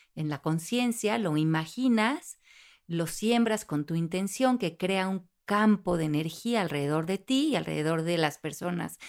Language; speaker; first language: Spanish; native; Spanish